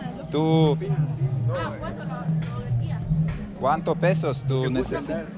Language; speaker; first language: Spanish; non-native, learner; English